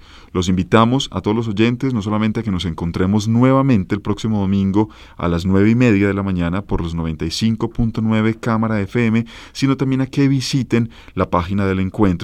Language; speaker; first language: Spanish; native; Spanish